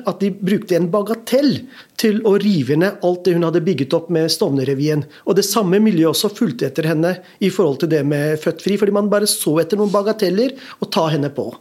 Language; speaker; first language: Norwegian; early bilingual, other home language; Urdu